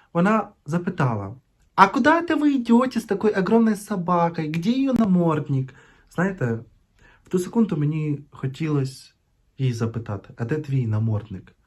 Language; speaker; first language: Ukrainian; non-native, local second language; Russian